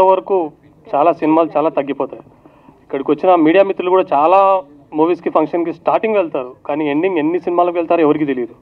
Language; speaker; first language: Telugu; native; Telugu